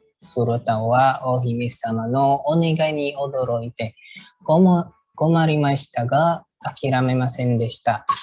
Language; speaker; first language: Japanese; non-native, learner; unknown